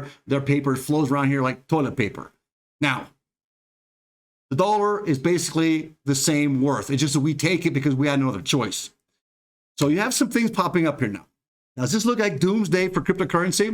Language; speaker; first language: English; native; English